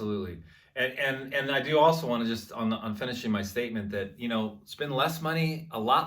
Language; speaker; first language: English; native; English